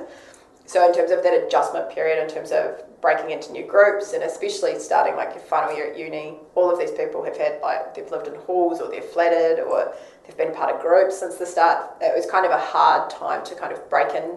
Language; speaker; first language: English; native; English